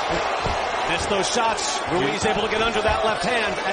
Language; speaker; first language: English; native; English